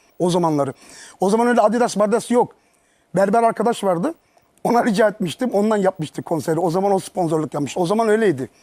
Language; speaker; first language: Turkish; early bilingual, heritage; Turkish